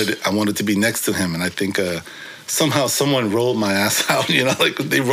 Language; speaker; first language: English; early bilingual, other home language; Korean